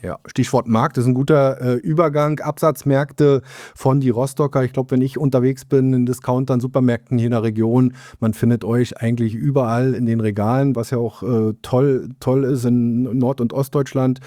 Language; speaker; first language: German; native; German